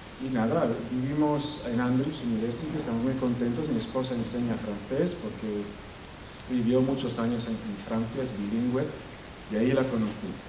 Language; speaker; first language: Spanish; non-native, fluent; Italian